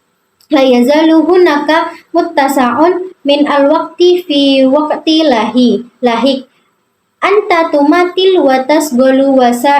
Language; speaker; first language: Arabic; non-native, learner; Indonesian